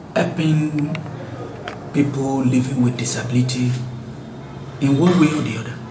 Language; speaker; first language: English; non-native, local second language; Yoruba